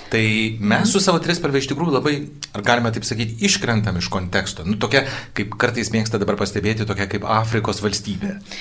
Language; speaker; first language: Lithuanian; native; Lithuanian